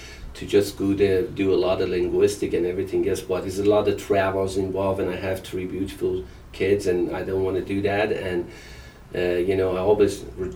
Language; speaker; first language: English; non-native, fluent; Persian